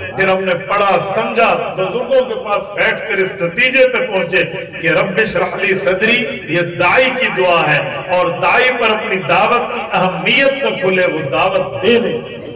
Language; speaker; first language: Urdu; non-native, local second language; Saraiki